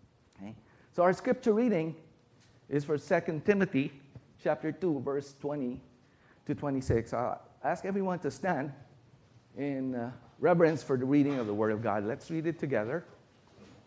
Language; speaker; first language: English; non-native, local second language; Filipino